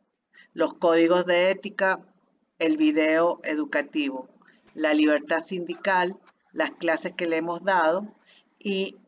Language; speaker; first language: Spanish; native; Spanish